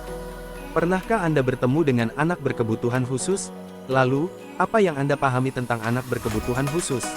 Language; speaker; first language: Indonesian; native; Indonesian